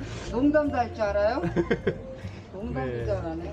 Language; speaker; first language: Korean; native; Korean